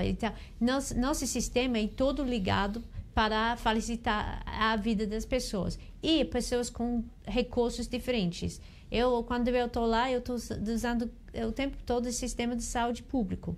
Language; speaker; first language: Portuguese; non-native, learner; English